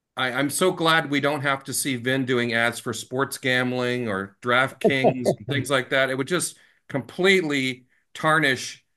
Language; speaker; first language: English; native; English